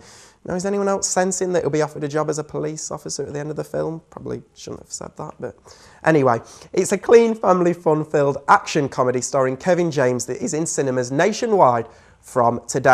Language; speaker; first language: English; native; English